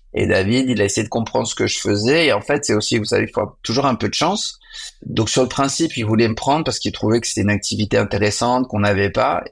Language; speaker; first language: French; native; French